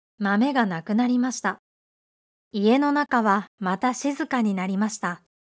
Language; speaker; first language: Japanese; native; Japanese